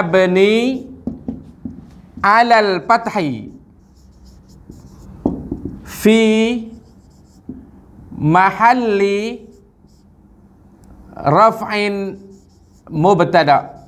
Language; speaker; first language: Arabic; non-native, fluent; Malay